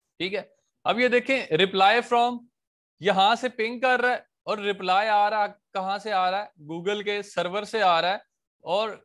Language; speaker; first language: Urdu; non-native, local second language; Punjabi